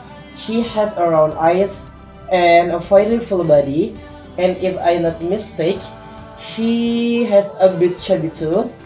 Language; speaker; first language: English; non-native, learner; Indonesian